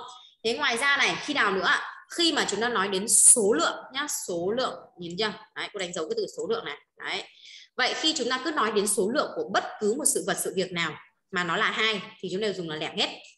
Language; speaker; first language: Vietnamese; native; Vietnamese